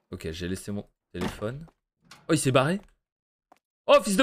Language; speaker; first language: French; native; French